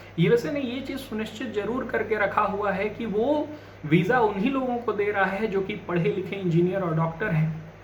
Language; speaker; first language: Hindi; native; Hindi